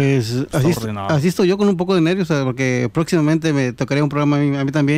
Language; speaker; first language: Spanish; native; Spanish